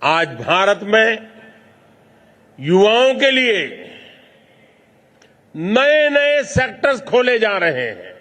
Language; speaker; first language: Hindi; non-native, local second language; Gujarati